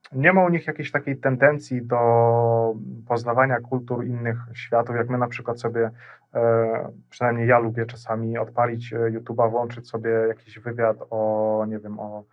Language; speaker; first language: Polish; non-native, fluent; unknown